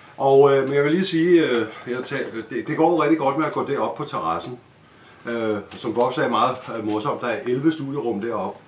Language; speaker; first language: Danish; native; Danish